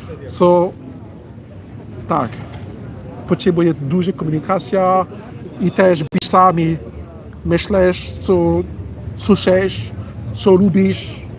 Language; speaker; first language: Polish; non-native, learner; French